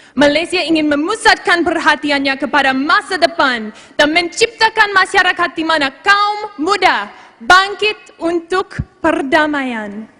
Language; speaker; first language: Malay; non-native, fluent; English